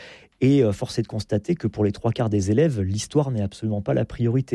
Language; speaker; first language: French; native; French